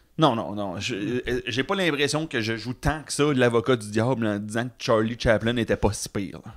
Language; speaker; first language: French; native; French